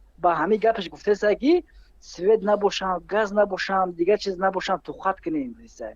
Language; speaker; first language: Tajik; native; Tajik